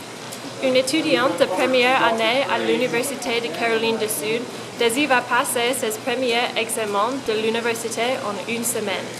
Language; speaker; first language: French; non-native, learner; English